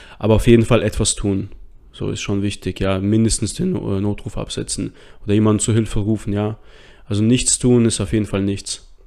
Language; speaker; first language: German; early bilingual, other home language; Russian